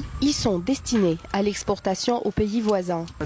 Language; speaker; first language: French; non-native, local second language; Arabic